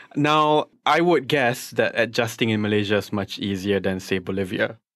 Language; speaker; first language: English; non-native, local second language; Malay